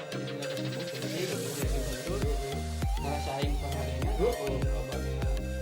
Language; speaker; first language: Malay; non-native, local second language; Sundanese